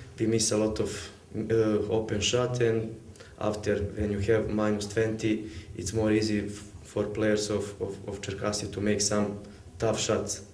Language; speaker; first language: English; non-native, learner; Serbian